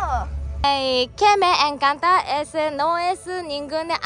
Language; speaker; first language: Spanish; non-native, learner; Japanese